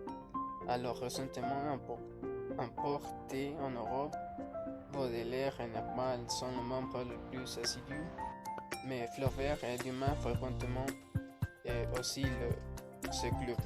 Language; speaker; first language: French; non-native, learner; Spanish